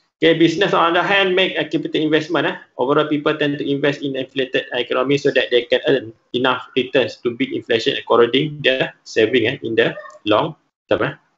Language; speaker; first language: English; non-native, local second language; Malay